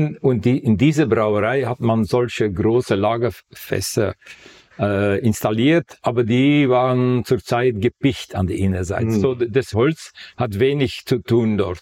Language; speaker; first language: German; non-native, fluent; Dutch